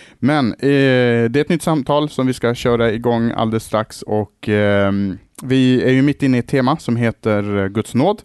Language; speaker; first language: Swedish; early bilingual, other home language; Arabic